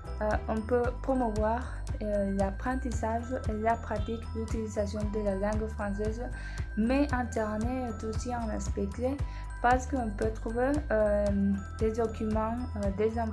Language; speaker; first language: French; non-native, learner; Spanish